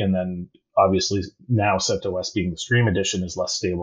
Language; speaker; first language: English; native; English